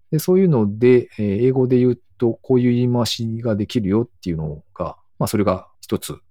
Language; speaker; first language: Japanese; native; Japanese